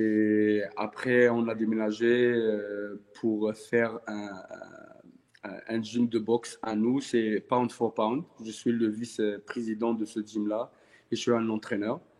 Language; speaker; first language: French; non-native, local second language; Arabic